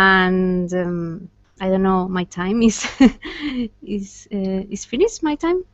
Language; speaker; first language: English; non-native, fluent; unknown